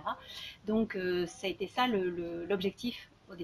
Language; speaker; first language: French; native; French